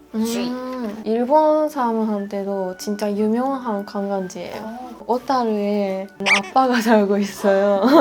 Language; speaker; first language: Korean; non-native, fluent; Japanese